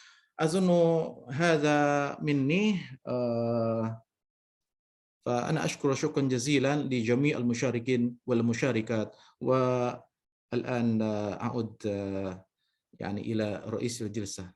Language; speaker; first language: Arabic; non-native, fluent; Indonesian